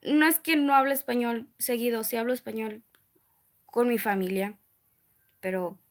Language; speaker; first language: Spanish; early bilingual, other home language; English